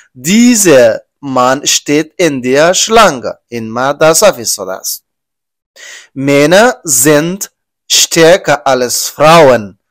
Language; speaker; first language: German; non-native, learner; Persian